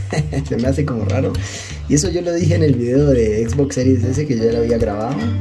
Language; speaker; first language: Spanish; native; Spanish